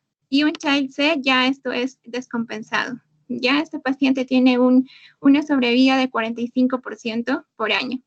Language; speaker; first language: Spanish; native; Spanish